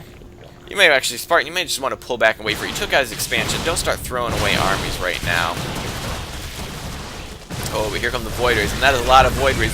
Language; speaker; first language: English; native; English